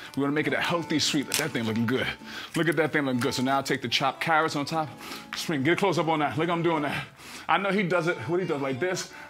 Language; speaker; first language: English; native; English